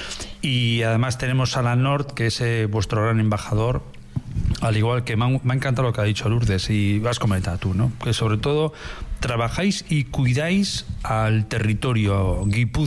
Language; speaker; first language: Spanish; native; Spanish